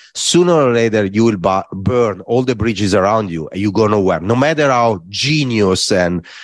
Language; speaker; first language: English; non-native, fluent; Italian